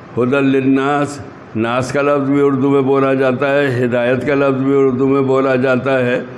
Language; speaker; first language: Urdu; native; Urdu